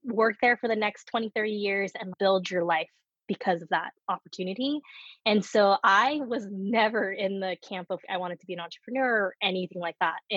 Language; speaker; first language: English; early bilingual, other home language; Korean